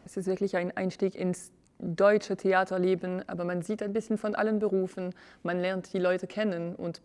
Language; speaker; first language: German; non-native, fluent; French